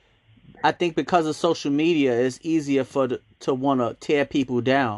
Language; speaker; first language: English; native; English